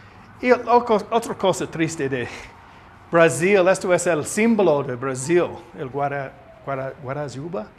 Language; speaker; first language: Spanish; non-native, learner; English